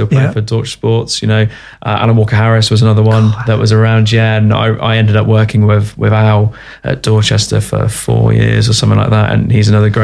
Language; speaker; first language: English; native; English